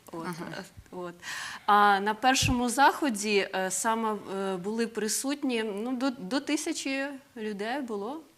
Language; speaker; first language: Ukrainian; non-native, local second language; Russian